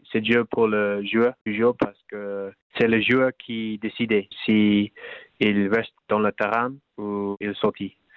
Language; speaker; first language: French; non-native, learner; English